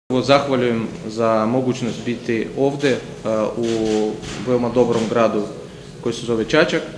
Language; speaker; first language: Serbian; non-native, learner; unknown